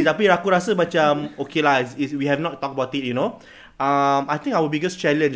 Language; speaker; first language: English; non-native, local second language; Malay